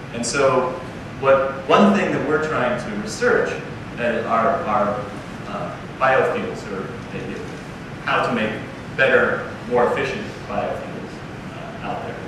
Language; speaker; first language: English; native; English